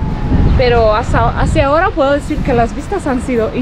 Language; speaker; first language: Spanish; non-native, fluent; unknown